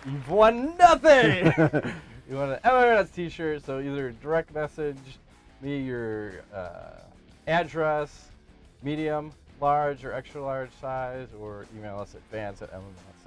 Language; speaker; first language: English; native; English